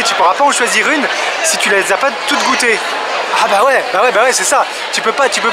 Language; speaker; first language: French; native; French